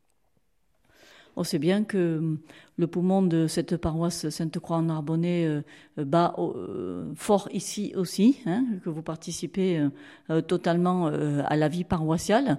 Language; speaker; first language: French; native; French